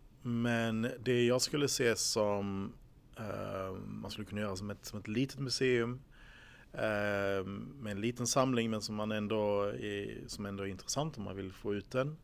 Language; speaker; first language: Swedish; native; Swedish